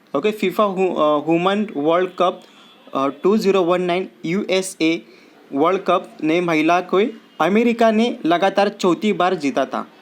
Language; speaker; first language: Hindi; non-native, local second language; Marathi